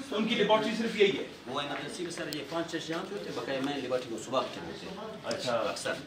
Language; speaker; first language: Urdu; non-native, local second language; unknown